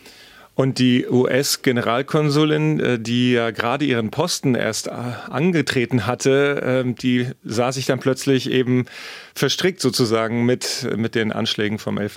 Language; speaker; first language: German; native; German